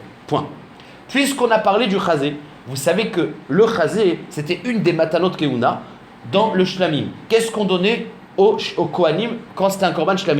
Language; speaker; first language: French; native; French